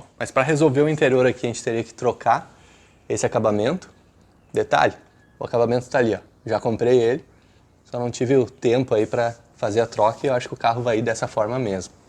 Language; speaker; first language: Portuguese; native; Portuguese